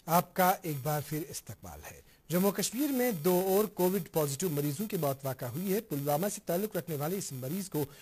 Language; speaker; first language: Urdu; non-native, local second language; Kashmiri